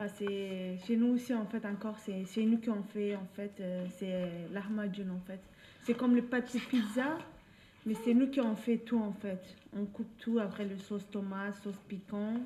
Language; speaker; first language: French; non-native, learner; Turkish